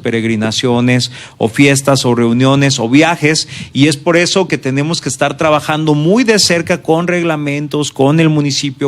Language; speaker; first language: Spanish; native; Spanish